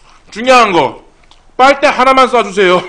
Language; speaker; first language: Korean; native; Korean